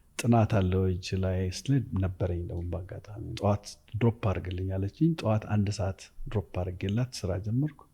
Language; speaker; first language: Amharic; native; Amharic